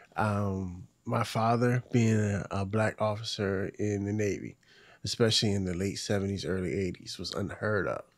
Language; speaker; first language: English; native; English